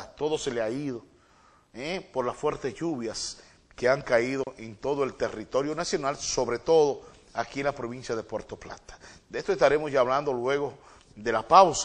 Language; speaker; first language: Spanish; native; Spanish